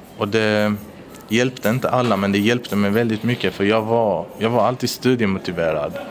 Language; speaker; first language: Swedish; early bilingual, other home language; Persian